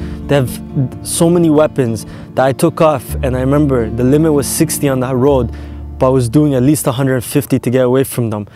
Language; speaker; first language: English; early bilingual, other home language; Arabic